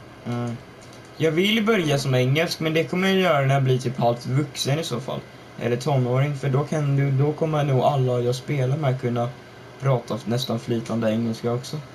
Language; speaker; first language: Swedish; native; Swedish